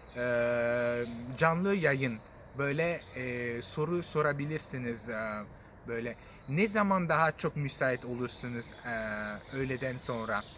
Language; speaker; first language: Turkish; non-native, fluent; French